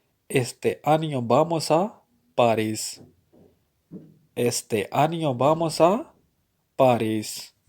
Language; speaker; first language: Spanish; non-native, fluent; Urdu